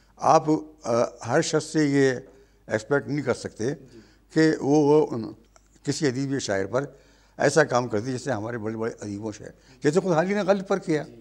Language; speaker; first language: Urdu; native; Urdu